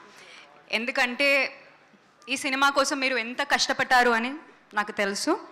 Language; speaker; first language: Telugu; non-native, learner; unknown